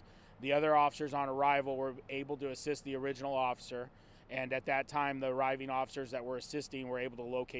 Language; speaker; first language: English; native; English